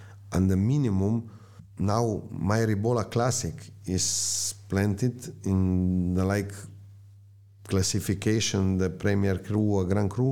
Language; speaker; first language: English; non-native, learner; Slovenian